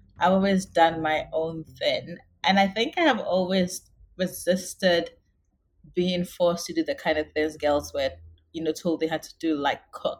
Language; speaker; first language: English; non-native, local second language; Akan